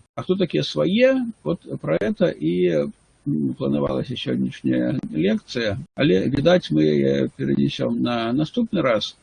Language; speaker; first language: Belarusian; non-native, local second language; Russian